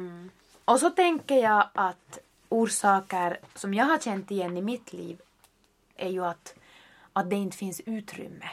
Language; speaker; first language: Swedish; native; Swedish